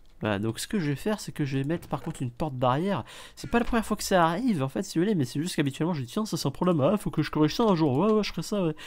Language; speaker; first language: French; native; French